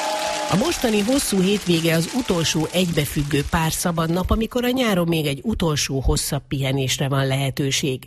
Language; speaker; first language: Hungarian; native; Hungarian